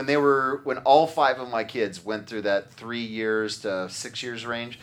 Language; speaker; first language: English; native; English